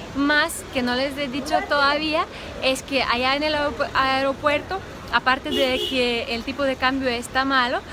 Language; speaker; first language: Spanish; non-native, fluent; Ukrainian